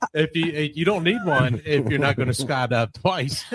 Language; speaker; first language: English; native; English